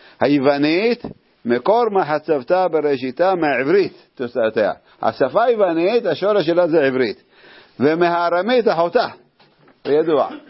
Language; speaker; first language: Hebrew; native; Hebrew